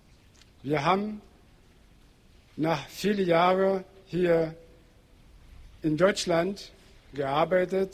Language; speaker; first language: German; non-native, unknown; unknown